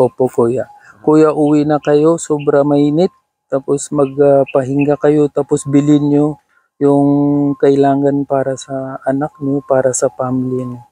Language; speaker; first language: Filipino; non-native, learner; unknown